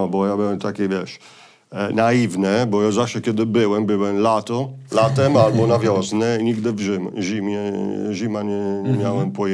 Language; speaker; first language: Polish; non-native, fluent; Italian